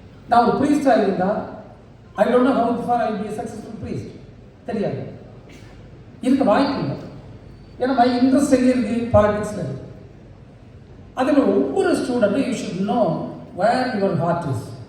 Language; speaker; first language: English; non-native, local second language; Tamil